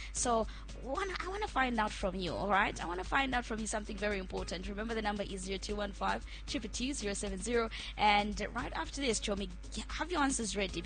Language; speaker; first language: English; non-native, local second language; Bemba